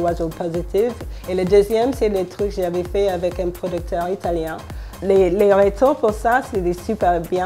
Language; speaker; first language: French; non-native, fluent; English